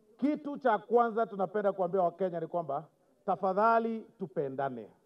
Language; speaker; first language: Swahili; non-native, local second language; Gusii